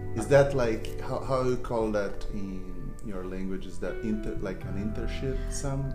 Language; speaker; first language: English; non-native, fluent; Portuguese